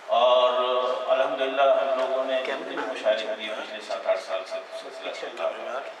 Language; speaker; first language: Urdu; native; Urdu